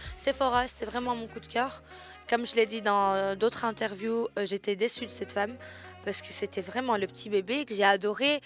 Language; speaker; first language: French; native; French